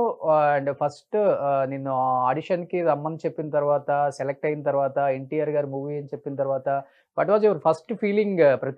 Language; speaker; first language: Telugu; native; Telugu